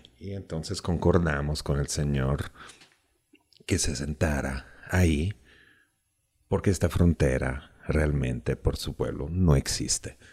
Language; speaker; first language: Spanish; non-native, fluent; Italian